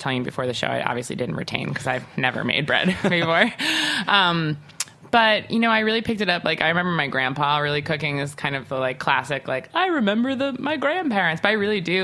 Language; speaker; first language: English; native; English